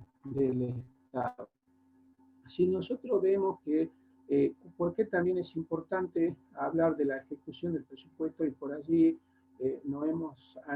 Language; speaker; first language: Spanish; native; Spanish